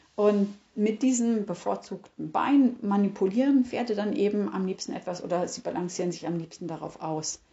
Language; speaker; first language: German; native; German